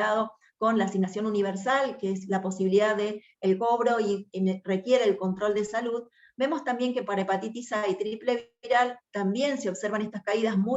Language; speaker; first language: Spanish; native; Spanish